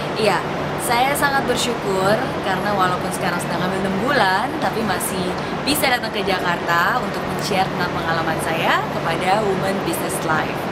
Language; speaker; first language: Indonesian; native; Indonesian